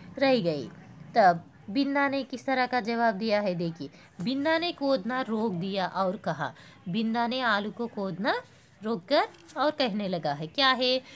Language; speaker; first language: Hindi; non-native, local second language; Telugu